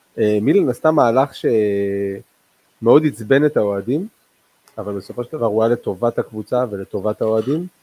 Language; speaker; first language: Hebrew; non-native, local second language; Arabic